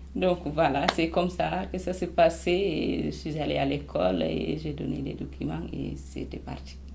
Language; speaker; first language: French; non-native, local second language; Fula